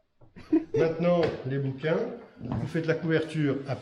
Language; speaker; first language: French; native; French